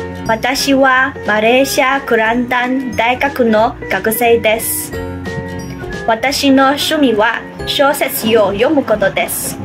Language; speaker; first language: Japanese; non-native, learner; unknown